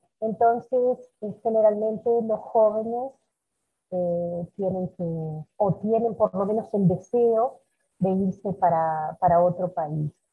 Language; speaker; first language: Spanish; native; Spanish